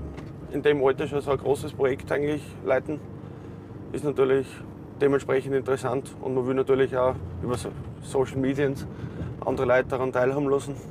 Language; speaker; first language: German; native; German